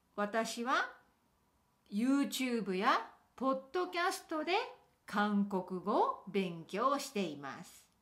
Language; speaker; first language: Japanese; native; Japanese